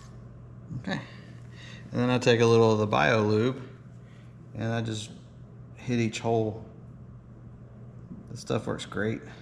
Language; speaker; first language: English; native; English